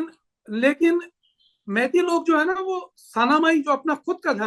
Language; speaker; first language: Hindi; native; Hindi